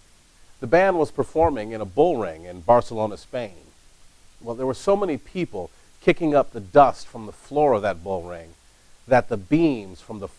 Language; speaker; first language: English; native; English